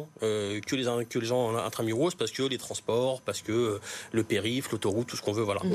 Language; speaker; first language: French; native; French